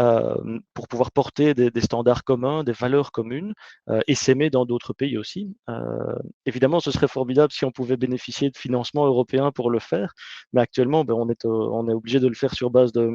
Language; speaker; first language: French; native; French